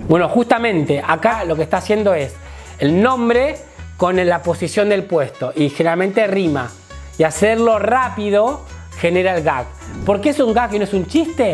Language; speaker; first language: Spanish; native; Spanish